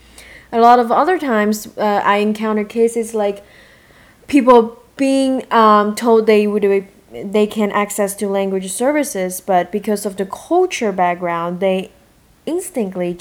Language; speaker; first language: English; non-native, fluent; Chinese